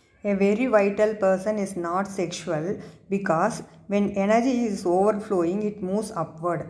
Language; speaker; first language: English; non-native, local second language; Tamil